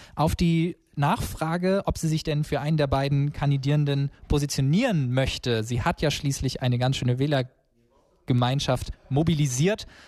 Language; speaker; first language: German; native; German